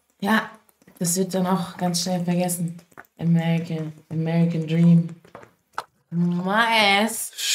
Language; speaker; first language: German; native; German